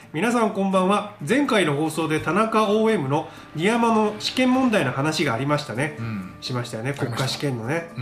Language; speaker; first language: Japanese; native; Japanese